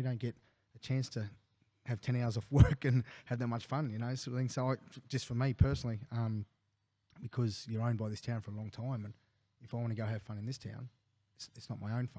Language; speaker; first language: English; native; English